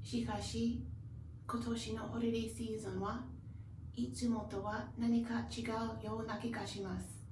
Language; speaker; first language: Japanese; non-native, learner; English